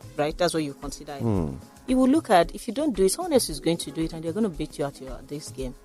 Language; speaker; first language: English; non-native, local second language; Yoruba